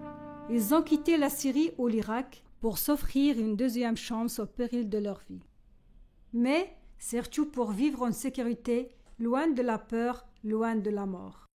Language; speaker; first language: French; native; French